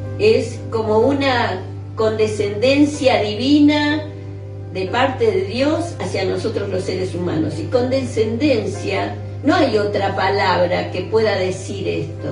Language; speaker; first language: Spanish; native; Spanish